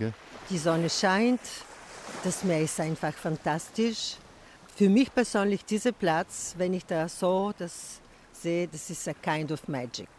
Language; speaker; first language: German; non-native, fluent; Bulgarian